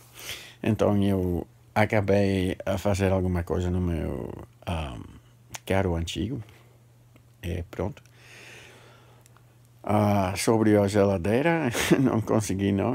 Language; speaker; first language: Portuguese; non-native, learner; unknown